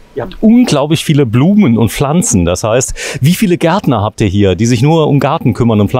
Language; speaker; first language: German; native; German